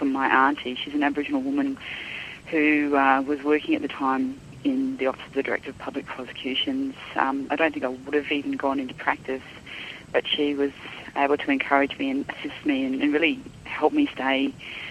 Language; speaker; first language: English; native; English